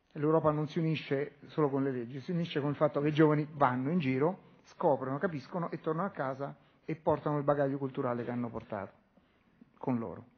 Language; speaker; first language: Italian; native; Italian